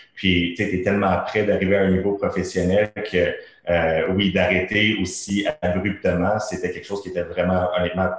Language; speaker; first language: French; native; French